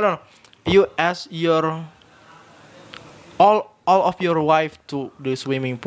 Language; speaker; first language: English; non-native, learner; Indonesian